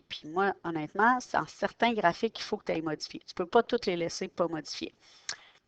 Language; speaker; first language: French; native; French